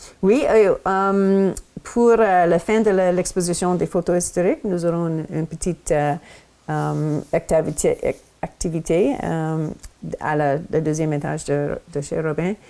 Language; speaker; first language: French; non-native, local second language; English